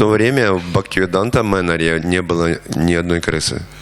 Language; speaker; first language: Russian; native; Russian